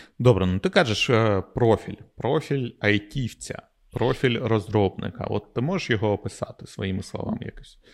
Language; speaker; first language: Ukrainian; non-native, local second language; Russian